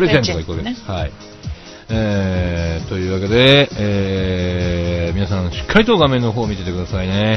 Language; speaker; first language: Japanese; native; Japanese